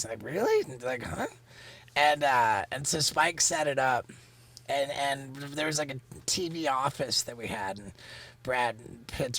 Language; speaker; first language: English; native; English